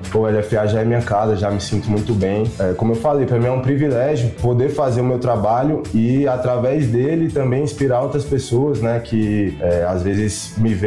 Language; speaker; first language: Portuguese; native; Portuguese